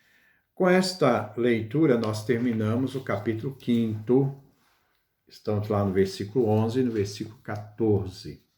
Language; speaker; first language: Portuguese; native; Portuguese